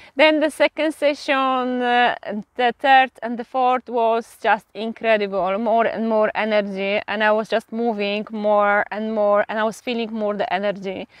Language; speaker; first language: English; non-native, fluent; Polish